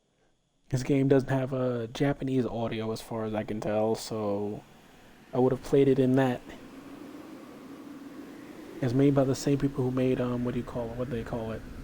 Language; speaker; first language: English; native; English